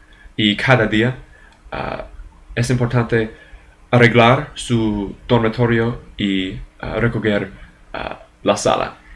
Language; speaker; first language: Spanish; non-native, learner; English